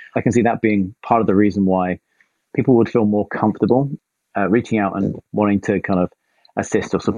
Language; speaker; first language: English; native; English